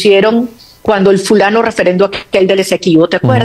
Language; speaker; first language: Spanish; native; Spanish